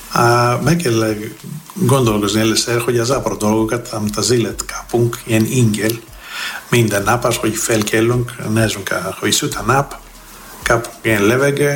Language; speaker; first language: Hungarian; non-native, fluent; Greek